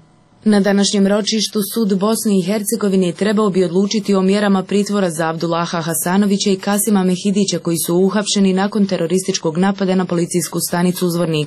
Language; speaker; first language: Croatian; native; Croatian